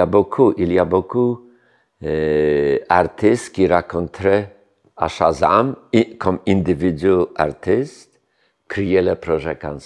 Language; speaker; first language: French; non-native, learner; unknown